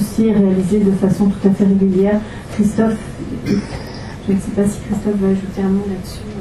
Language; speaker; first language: French; native; French